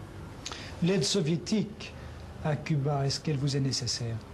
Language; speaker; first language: French; native; French